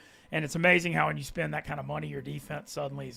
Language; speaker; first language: English; native; English